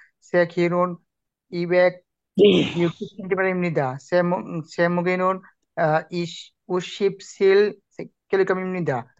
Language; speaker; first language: Korean; non-native, learner; Bangla